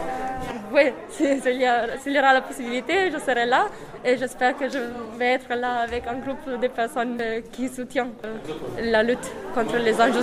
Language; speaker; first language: French; non-native, fluent; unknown